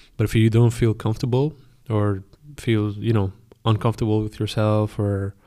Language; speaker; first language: English; non-native, fluent; Spanish